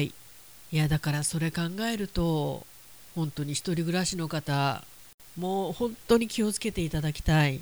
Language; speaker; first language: Japanese; native; Japanese